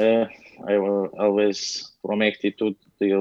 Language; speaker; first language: English; non-native, learner; Latvian